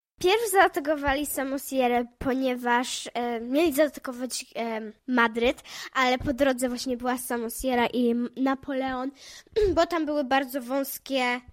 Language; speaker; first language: Polish; early bilingual, heritage; English